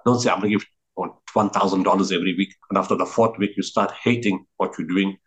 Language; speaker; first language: English; native; English